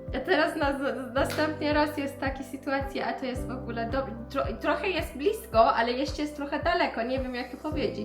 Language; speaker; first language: Polish; non-native, learner; Persian